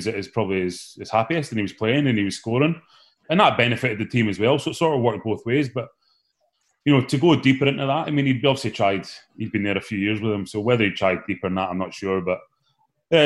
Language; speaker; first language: English; native; English